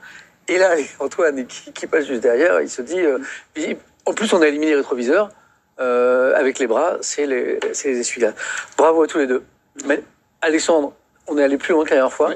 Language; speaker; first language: French; native; French